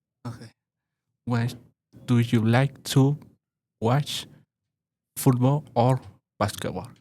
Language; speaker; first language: English; non-native, learner; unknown